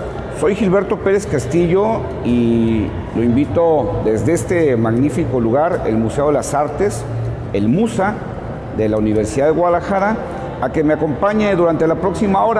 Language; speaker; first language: Spanish; native; Spanish